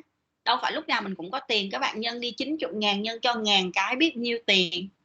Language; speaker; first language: Vietnamese; native; Vietnamese